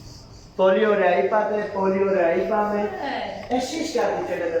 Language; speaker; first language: Greek; non-native, learner; Urdu